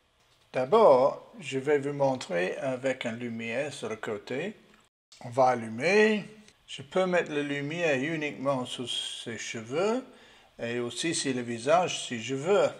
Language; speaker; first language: French; non-native, learner; English